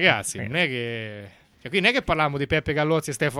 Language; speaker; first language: Italian; native; Italian